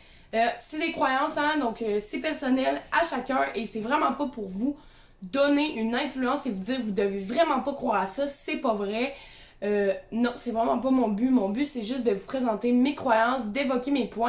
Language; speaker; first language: French; native; French